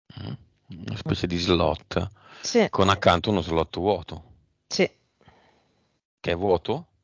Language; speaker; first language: Italian; native; Italian